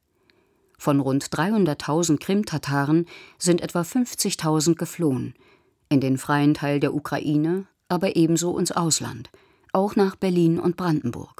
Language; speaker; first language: German; native; German